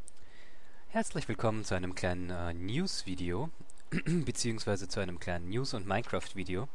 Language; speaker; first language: German; native; German